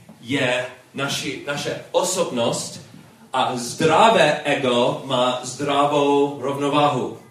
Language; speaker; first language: Czech; non-native, learner; English